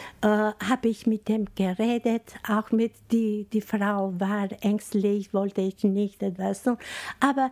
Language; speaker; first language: German; non-native, learner; Albanian